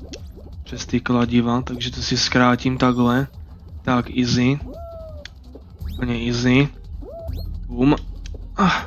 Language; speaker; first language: Czech; native; Czech